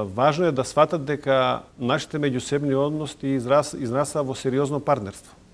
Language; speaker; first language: Macedonian; non-native, local second language; Serbian